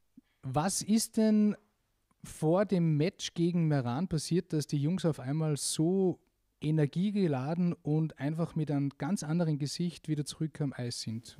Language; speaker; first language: German; native; German